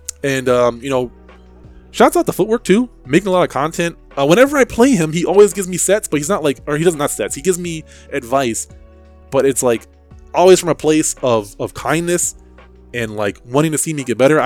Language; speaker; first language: English; native; English